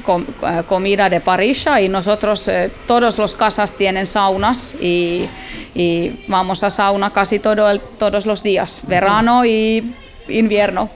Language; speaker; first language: Spanish; non-native, learner; Finnish